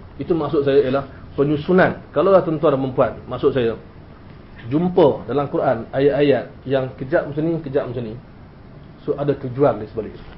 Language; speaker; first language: Malay; native; Malay